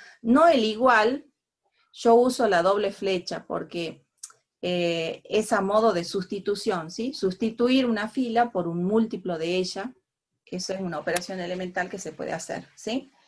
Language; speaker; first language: Spanish; native; Spanish